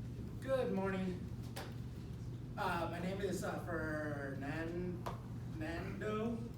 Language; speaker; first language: English; non-native, fluent; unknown